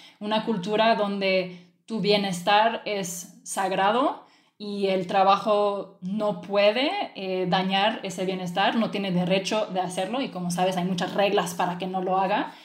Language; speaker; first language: Spanish; early bilingual, other home language; French